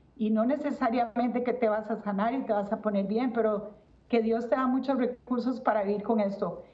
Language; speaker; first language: Spanish; native; Spanish